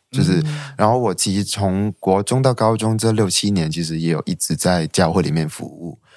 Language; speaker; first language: Chinese; non-native, local second language; Cantonese